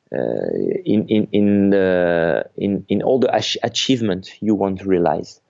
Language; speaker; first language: English; non-native, fluent; French